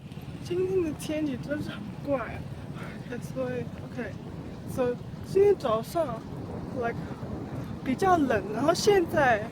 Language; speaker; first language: Chinese; early bilingual, heritage; Chinese